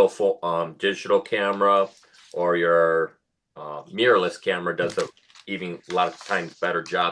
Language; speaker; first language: English; native; English